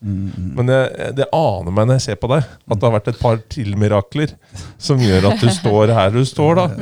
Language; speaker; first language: Norwegian; native; Norwegian